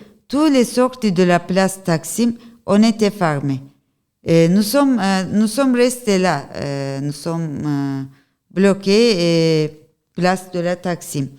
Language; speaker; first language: French; non-native, learner; Turkish